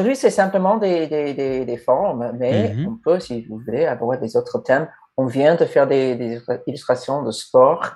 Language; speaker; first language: French; non-native, learner; English